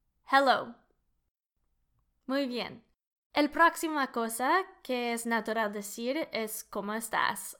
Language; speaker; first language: Spanish; non-native, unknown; English